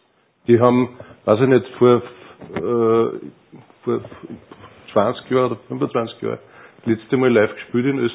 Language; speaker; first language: German; native; German